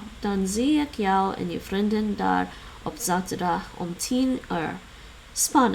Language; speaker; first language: Dutch; non-native, learner; English